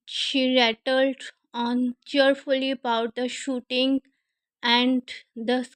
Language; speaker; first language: English; non-native, learner; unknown